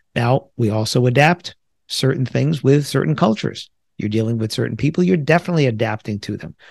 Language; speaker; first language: English; native; English